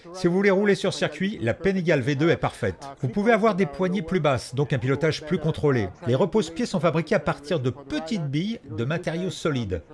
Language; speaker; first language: French; native; French